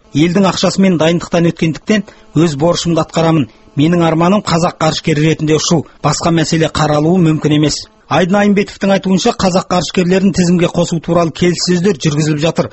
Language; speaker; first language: Kazakh; native; Kazakh